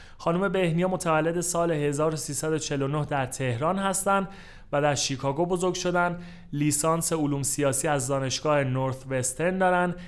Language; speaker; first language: Persian; native; Persian